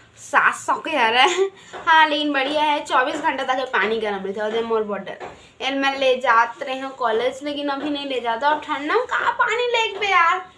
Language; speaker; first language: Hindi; non-native, local second language; Chhattisgarhi